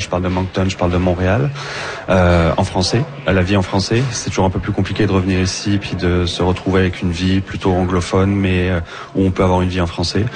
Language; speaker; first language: French; native; French